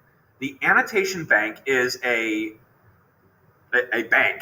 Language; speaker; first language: English; native; English